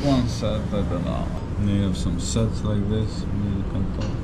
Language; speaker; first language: English; non-native, learner; Polish